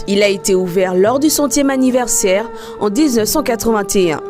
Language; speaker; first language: French; native; French